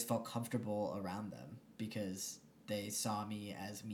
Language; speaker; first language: English; native; English